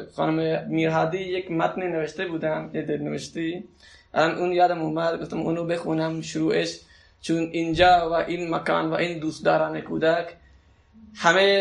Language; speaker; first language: Persian; non-native, local second language; Baluchi